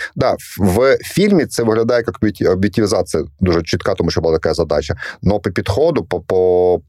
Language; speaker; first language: Ukrainian; non-native, local second language; Russian